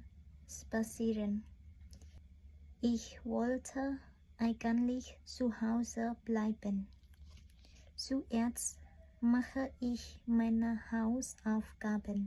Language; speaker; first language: German; non-native, learner; Khmer